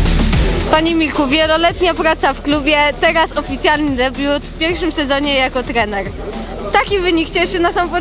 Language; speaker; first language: Polish; native; Polish